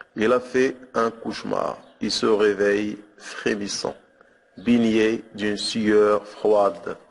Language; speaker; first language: French; non-native, local second language; Arabic